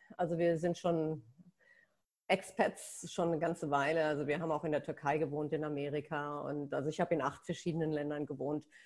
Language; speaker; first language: German; native; German